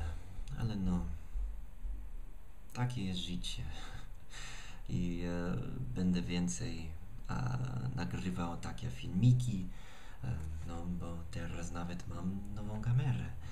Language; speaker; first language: Polish; non-native, fluent; English